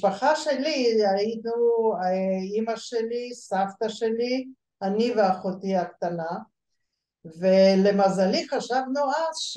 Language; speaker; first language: Hebrew; early bilingual, other home language; Bulgarian